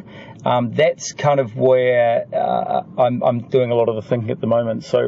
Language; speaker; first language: English; native; English